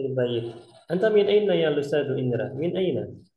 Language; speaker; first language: Arabic; non-native, fluent; Indonesian